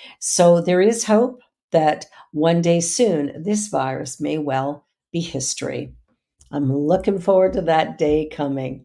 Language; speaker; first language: English; native; English